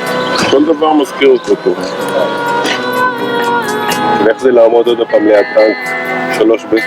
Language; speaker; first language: Hebrew; native; Hebrew